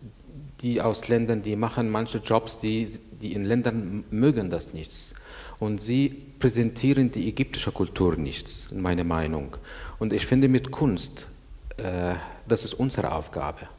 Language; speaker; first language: German; non-native, learner; Arabic